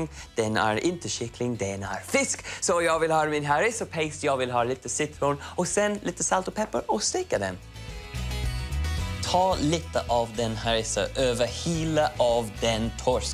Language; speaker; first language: Swedish; non-native, learner; English